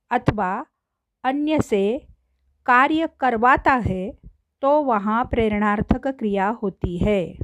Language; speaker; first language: Hindi; non-native, local second language; Marathi